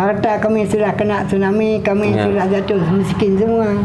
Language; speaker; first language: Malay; non-native, local second language; Achinese